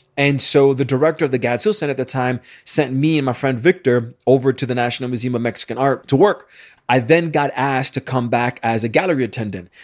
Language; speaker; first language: English; native; English